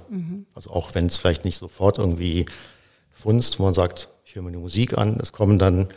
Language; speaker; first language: German; native; German